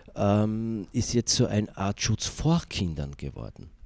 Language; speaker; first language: German; native; German